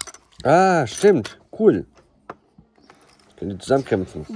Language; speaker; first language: German; non-native, fluent; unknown